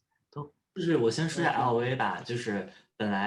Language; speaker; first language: Chinese; native; Chinese